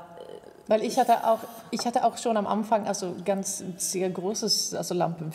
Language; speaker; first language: German; non-native, fluent; Swedish